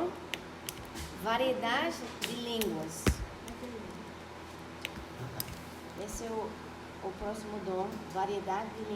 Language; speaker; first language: Portuguese; non-native, fluent; Spanish